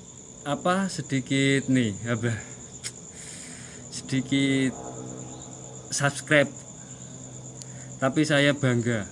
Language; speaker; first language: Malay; non-native, local second language; Javanese